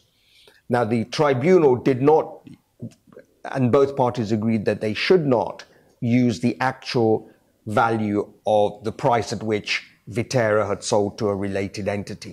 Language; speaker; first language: English; native; English